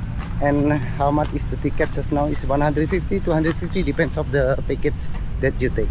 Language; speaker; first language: English; non-native, learner; Indonesian